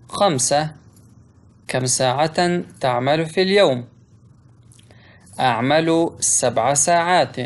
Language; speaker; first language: Arabic; non-native, local second language; Pashto